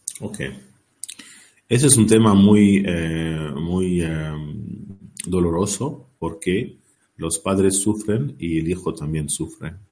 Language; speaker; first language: Spanish; non-native, learner; Arabic